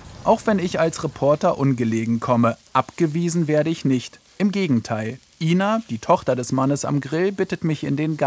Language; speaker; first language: German; native; German